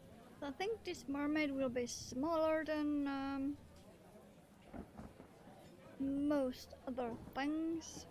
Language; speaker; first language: English; non-native, fluent; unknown